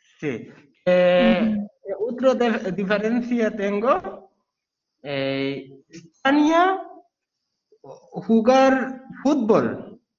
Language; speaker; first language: Spanish; non-native, learner; Bangla